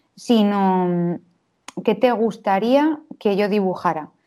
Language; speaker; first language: Spanish; native; Spanish